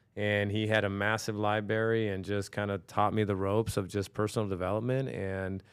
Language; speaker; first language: English; native; English